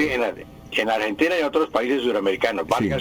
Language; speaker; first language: Spanish; native; Spanish